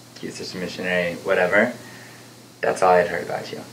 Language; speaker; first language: English; native; English